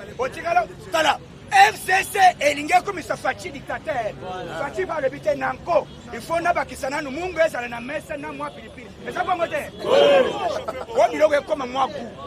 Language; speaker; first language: Lingala; native; Lingala